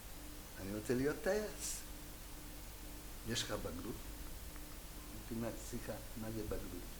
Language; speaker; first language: Hebrew; non-native, fluent; Hungarian